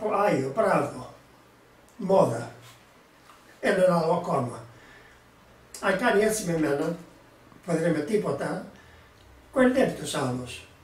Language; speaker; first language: Greek; early bilingual, heritage; Greek